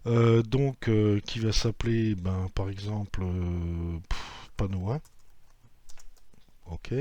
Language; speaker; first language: French; native; French